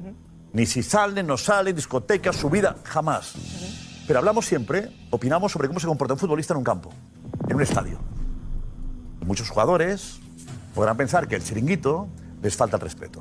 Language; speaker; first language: Spanish; native; Spanish